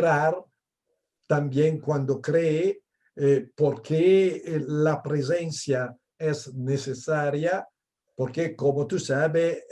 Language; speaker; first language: Spanish; non-native, fluent; Italian